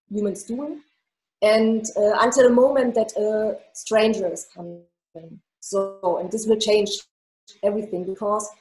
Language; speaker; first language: English; non-native, fluent; German